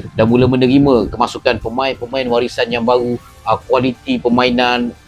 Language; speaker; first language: Malay; native; Malay